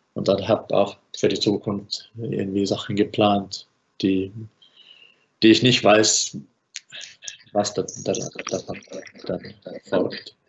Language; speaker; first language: German; non-native, fluent; Finnish